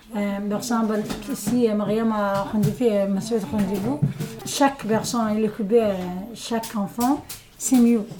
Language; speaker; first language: French; non-native, learner; Arabic